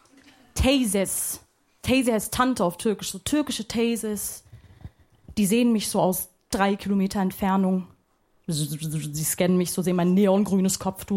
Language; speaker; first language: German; early bilingual, other home language; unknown